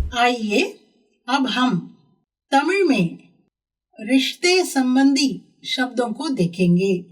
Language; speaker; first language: Hindi; non-native, local second language; Tamil